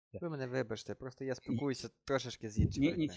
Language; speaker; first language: Ukrainian; native; Ukrainian